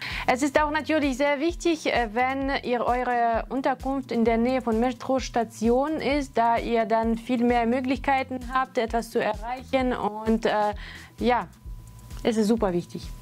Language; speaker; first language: German; non-native, fluent; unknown